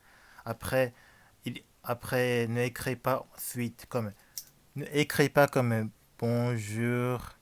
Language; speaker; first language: French; non-native, learner; Japanese